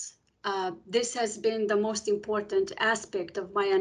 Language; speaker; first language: English; non-native, fluent; Romanian